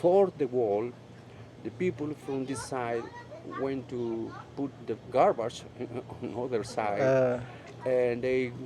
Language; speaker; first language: English; non-native, fluent; Spanish